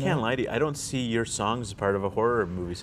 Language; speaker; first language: English; native; English